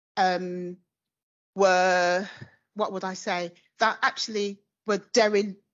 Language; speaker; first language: English; native; English